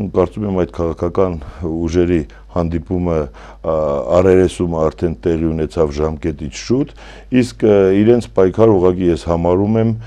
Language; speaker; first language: Armenian; native; Armenian